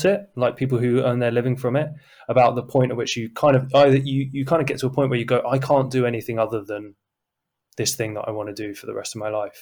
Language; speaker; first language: English; native; English